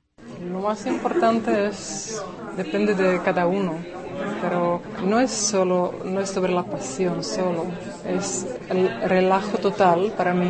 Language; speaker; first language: Spanish; non-native, fluent; Czech